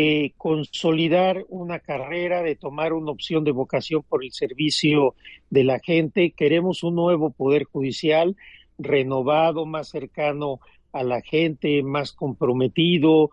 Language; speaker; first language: Spanish; native; Spanish